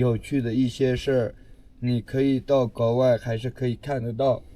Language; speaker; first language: Chinese; non-native, local second language; Tibetan